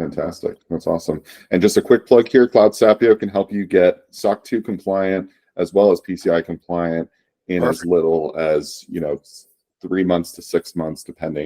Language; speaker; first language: English; native; English